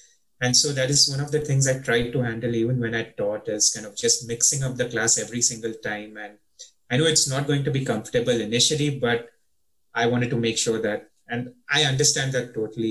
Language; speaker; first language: English; native; English